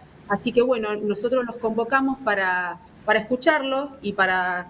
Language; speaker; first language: Spanish; native; Spanish